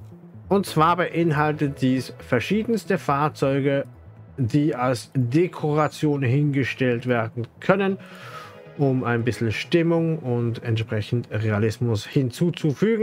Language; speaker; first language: German; native; German